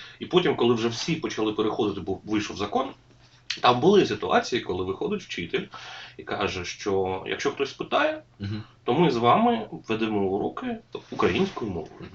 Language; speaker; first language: Ukrainian; non-native, local second language; Russian